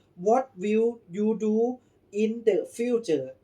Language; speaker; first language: English; non-native, learner; Thai